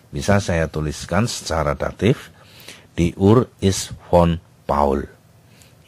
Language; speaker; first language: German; non-native, fluent; Indonesian